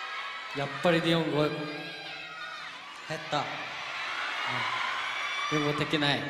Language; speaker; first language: Japanese; non-native, learner; Korean